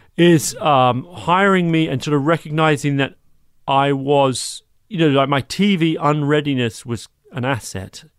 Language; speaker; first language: English; native; English